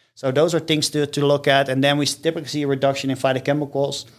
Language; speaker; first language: English; non-native, fluent; Dutch